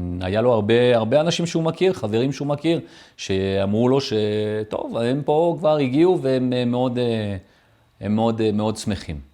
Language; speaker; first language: Hebrew; early bilingual, other home language; French